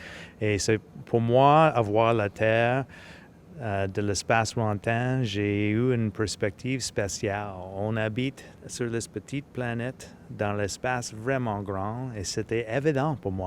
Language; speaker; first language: French; non-native, local second language; English